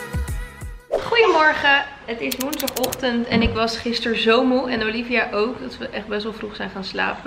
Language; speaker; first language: Dutch; native; Dutch